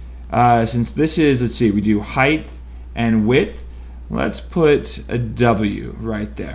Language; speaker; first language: English; native; English